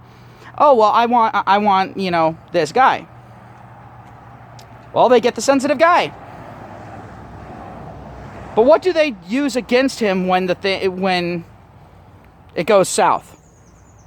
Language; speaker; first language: English; native; English